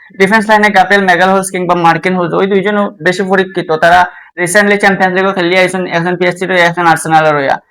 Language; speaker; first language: Bangla; native; Bangla